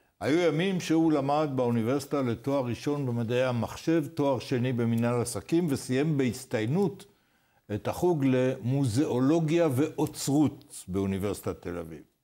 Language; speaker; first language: Hebrew; native; Hebrew